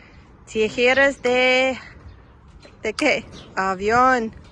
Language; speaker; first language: Spanish; non-native, learner; English